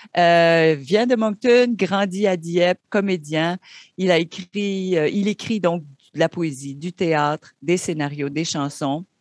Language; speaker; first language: French; native; French